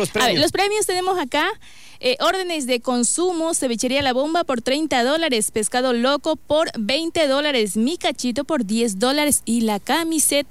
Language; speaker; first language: Spanish; native; Spanish